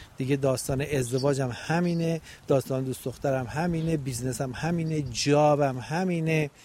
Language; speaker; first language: Persian; native; Persian